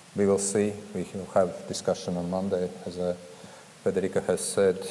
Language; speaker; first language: English; non-native, fluent; Latvian